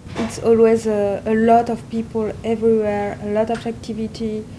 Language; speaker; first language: English; non-native, learner; French